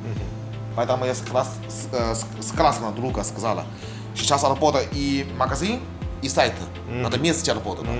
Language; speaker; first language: Russian; non-native, learner; Chinese